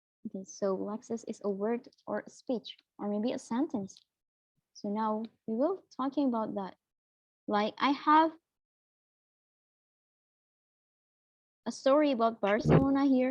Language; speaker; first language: English; non-native, fluent; Indonesian